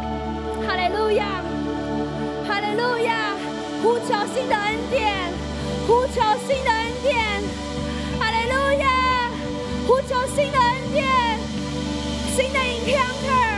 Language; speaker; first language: Chinese; native; Chinese